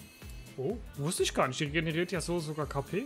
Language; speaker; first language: German; native; German